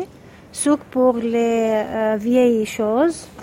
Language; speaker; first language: French; non-native, learner; Arabic